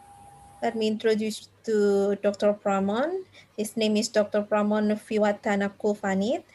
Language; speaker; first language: English; non-native, fluent; Indonesian